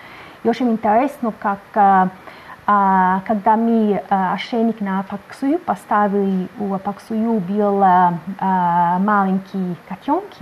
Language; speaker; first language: Russian; non-native, learner; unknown